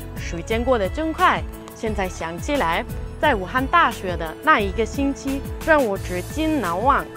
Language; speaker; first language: Chinese; non-native, learner; German